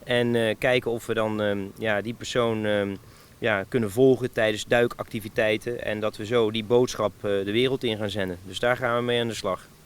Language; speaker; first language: Dutch; native; Dutch